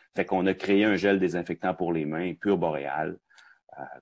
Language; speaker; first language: French; native; French